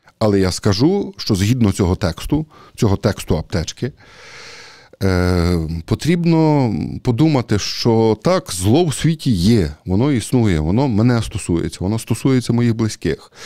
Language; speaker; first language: Ukrainian; native; Ukrainian